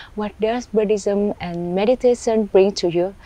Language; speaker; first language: English; non-native, fluent; Vietnamese